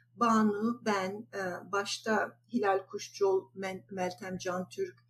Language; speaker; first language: Turkish; native; Turkish